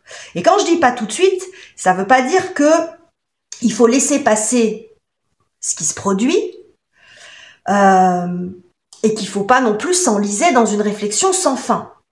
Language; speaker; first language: French; native; French